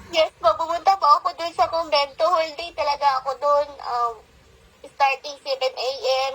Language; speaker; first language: Filipino; native; Filipino